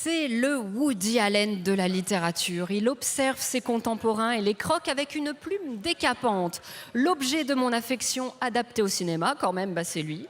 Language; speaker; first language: French; native; French